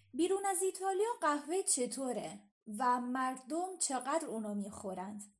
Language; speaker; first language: Persian; non-native, fluent; Italian